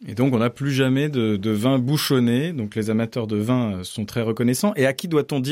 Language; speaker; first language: French; native; French